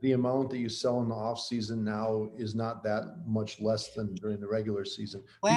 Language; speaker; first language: English; native; English